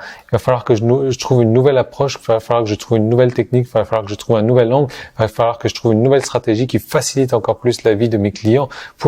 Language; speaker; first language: French; native; French